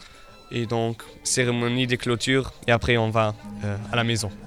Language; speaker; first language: French; non-native, local second language; Luxembourgish